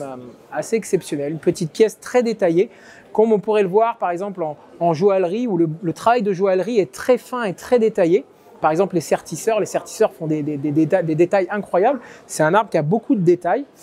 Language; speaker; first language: French; native; French